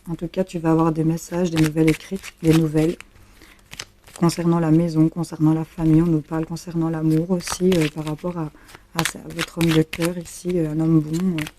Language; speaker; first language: French; native; French